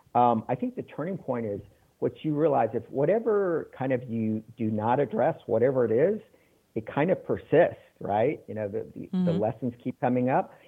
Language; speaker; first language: English; native; English